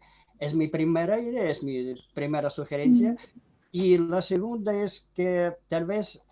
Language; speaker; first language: Spanish; non-native, fluent; Ukrainian